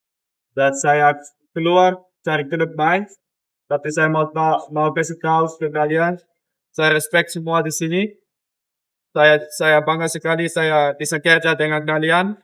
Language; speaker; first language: Indonesian; non-native, learner; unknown